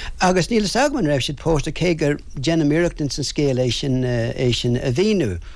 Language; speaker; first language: Irish; non-native, local second language; English